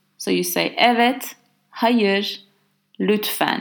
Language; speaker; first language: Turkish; non-native, learner; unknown